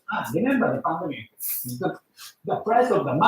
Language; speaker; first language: English; non-native, learner; Japanese